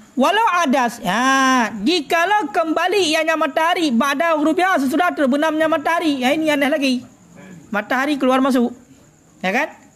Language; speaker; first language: Malay; non-native, local second language; Achinese